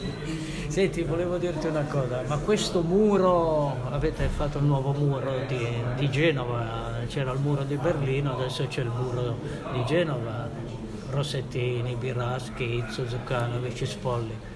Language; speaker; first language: Italian; native; Italian